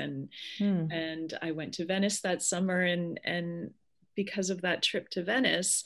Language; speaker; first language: English; early bilingual, other home language; Polish